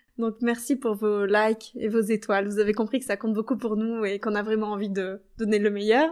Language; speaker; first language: French; native; French